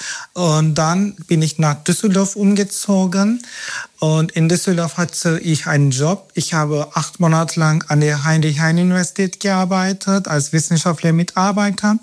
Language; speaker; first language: German; non-native, fluent; Turkish